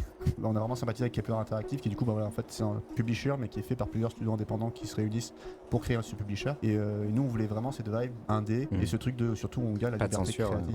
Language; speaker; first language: French; native; French